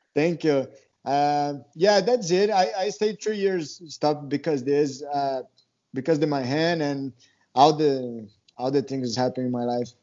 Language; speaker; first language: English; non-native, learner; Portuguese